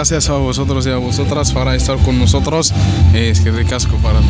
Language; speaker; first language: Spanish; non-native, learner; Arabic